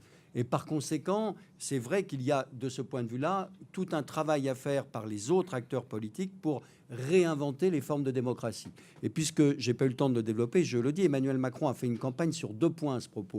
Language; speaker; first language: French; native; French